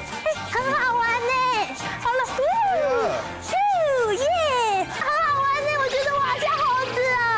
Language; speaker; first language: Chinese; native; Chinese